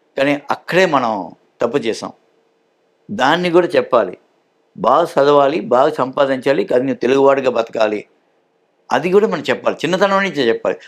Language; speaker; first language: Telugu; early bilingual, heritage; Telugu